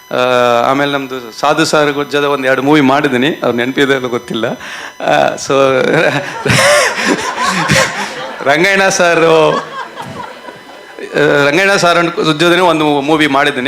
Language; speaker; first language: Kannada; non-native, learner; Tamil